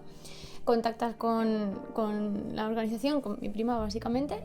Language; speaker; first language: Spanish; native; Spanish